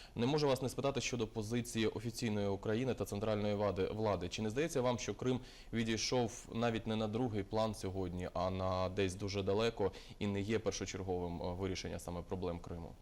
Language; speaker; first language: Ukrainian; native; Ukrainian